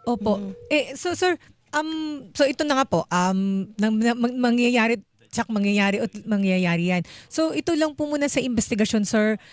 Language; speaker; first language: Filipino; native; Filipino